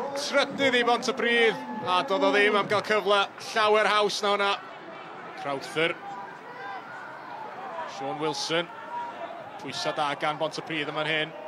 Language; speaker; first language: Welsh; native; Welsh